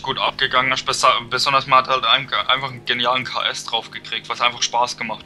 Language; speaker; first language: German; native; German